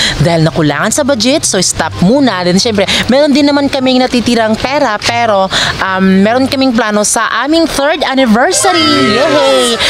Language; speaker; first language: Filipino; non-native, local second language; Cebuano